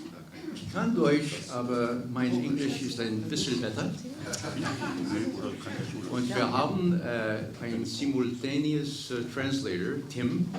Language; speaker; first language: German; non-native, fluent; English